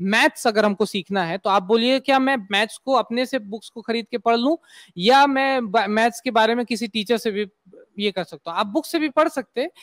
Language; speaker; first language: Hindi; native; Hindi